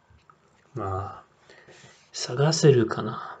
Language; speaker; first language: Japanese; non-native, learner; English